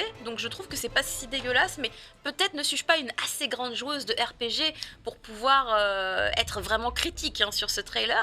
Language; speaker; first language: French; native; French